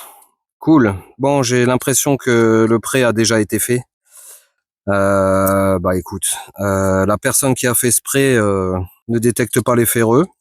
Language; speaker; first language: French; native; French